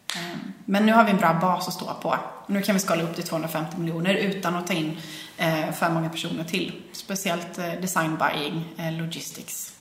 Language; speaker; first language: Swedish; native; Swedish